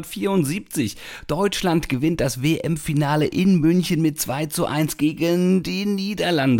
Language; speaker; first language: German; native; German